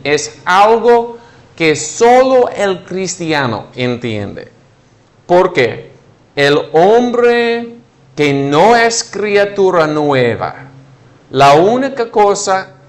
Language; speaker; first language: Spanish; non-native, fluent; English